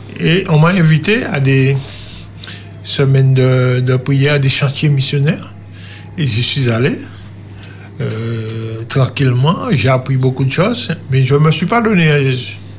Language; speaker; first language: French; native; French